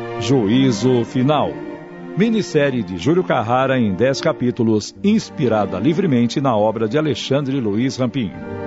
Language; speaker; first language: Portuguese; native; Portuguese